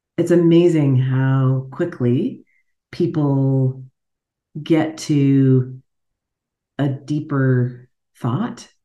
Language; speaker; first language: English; native; English